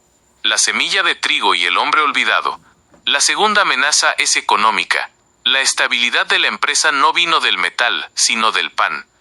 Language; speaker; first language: Spanish; native; Spanish